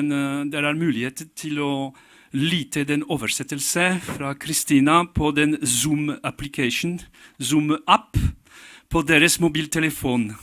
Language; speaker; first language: Norwegian; non-native, fluent; French